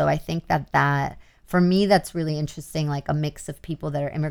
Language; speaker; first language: English; native; English